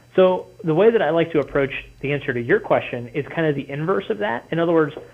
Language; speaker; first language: English; native; English